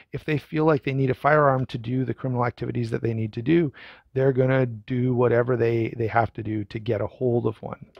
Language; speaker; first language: English; native; English